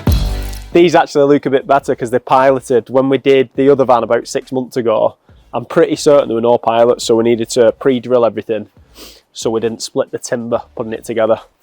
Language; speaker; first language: English; native; English